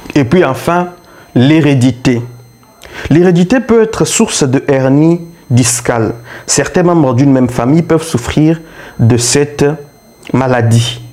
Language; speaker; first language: French; non-native, local second language; Luba-Lulua